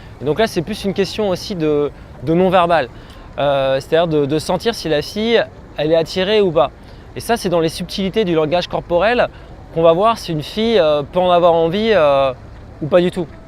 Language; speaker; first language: French; native; French